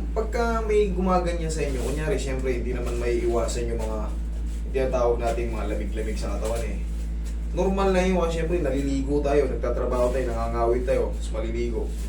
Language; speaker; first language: Filipino; native; Filipino